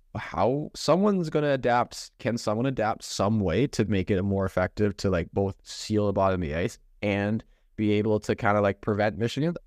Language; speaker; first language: English; native; English